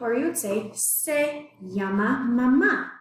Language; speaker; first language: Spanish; non-native, fluent; English